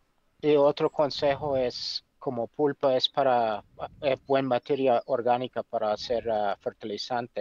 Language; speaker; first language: Spanish; non-native, fluent; English